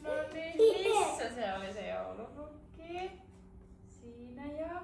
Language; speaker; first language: Finnish; native; Finnish